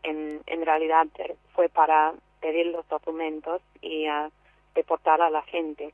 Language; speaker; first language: Spanish; non-native, fluent; English